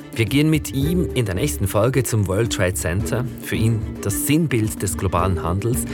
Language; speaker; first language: German; native; German